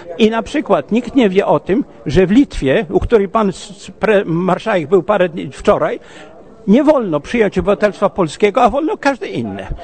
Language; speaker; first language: Polish; early bilingual, heritage; Polish